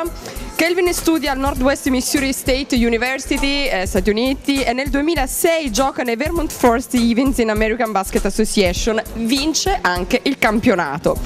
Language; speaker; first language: Italian; native; Italian